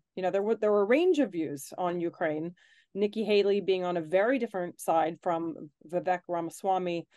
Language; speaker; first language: English; native; English